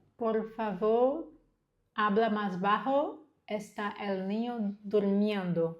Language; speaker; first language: Spanish; non-native, learner; Portuguese